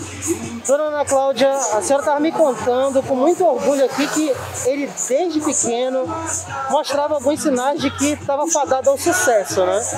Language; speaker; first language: Portuguese; native; Portuguese